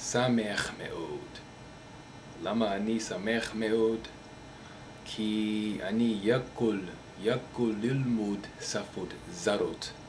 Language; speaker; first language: Hebrew; non-native, learner; English